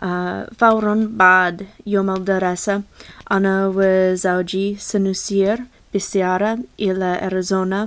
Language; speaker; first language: Arabic; non-native, learner; English